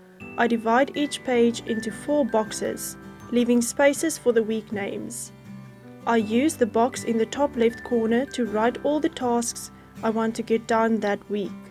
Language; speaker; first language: English; native; English